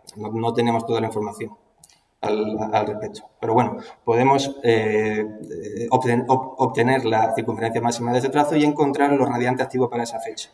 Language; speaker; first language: Spanish; native; Spanish